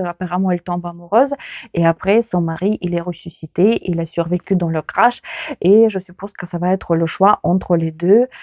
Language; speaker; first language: French; non-native, fluent; Ukrainian